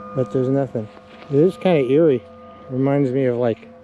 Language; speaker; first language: English; native; English